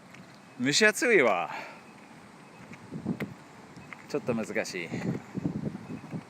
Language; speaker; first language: Japanese; non-native, fluent; English